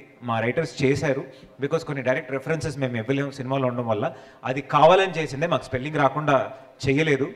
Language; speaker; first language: Telugu; native; Telugu